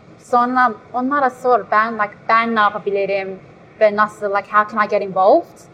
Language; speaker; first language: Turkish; early bilingual, heritage; Turkish